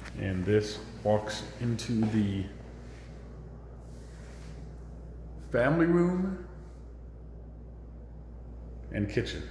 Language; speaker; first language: English; native; English